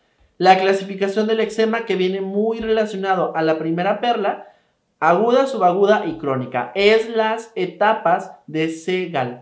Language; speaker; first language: Spanish; native; Spanish